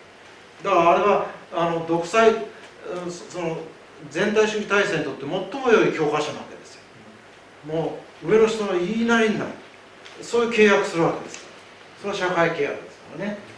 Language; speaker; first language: Japanese; native; Japanese